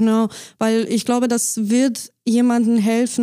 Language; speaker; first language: German; non-native, fluent; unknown